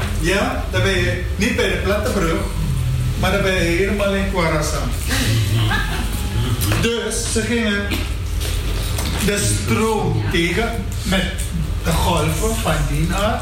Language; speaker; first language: Dutch; non-native, fluent; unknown